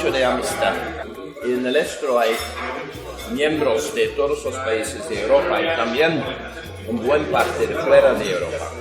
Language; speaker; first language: Spanish; non-native, fluent; Dutch